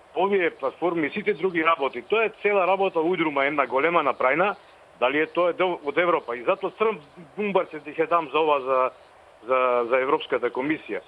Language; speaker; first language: Macedonian; non-native, local second language; Albanian